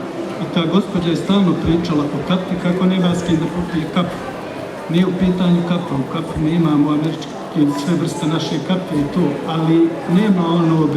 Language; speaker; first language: Bosnian; native; Bosnian